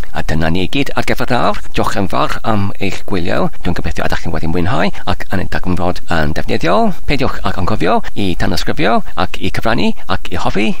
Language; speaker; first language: Welsh; non-native, learner; English